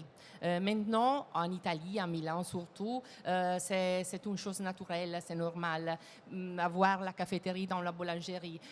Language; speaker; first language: French; non-native, fluent; Italian